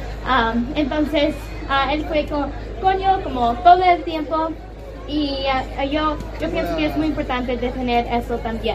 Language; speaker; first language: Spanish; non-native, learner; English